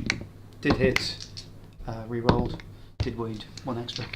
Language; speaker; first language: English; native; English